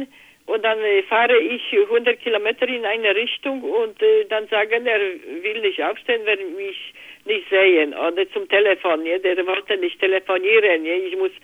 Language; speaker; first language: German; non-native, learner; Polish